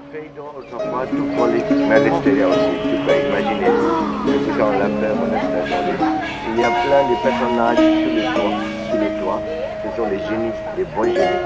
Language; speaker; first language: French; non-native, learner; Burmese